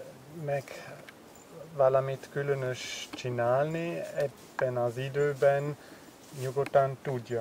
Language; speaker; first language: Hungarian; non-native, learner; German